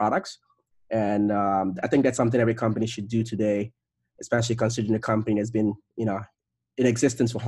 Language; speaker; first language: English; non-native, local second language; Igbo